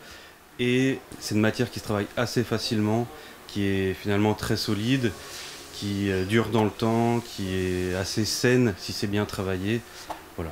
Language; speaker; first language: French; native; French